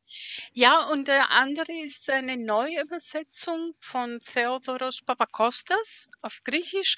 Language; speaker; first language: German; early bilingual, heritage; German